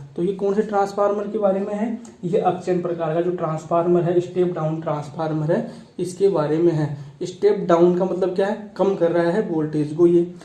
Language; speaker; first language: Hindi; native; Hindi